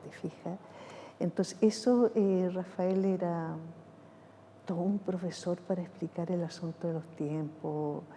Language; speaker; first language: Spanish; native; Spanish